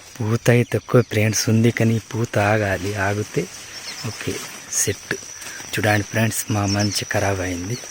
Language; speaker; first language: Telugu; non-native, local second language; Gondi